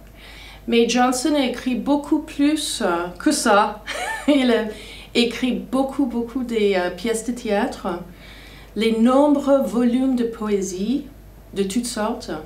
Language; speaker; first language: French; non-native, fluent; English